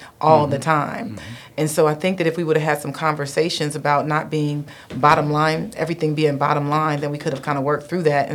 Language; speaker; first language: English; native; English